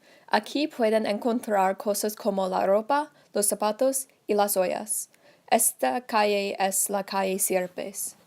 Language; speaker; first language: Spanish; non-native, learner; English